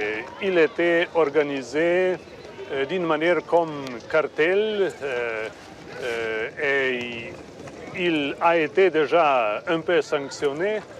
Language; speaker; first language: French; non-native, fluent; Slovenian